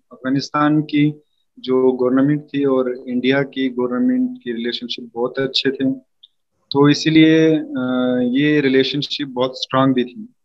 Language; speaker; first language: Hindi; non-native, fluent; Pashto